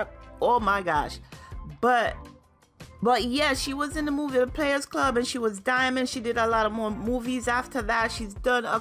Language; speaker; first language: English; native; English